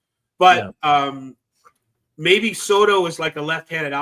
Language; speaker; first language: English; native; English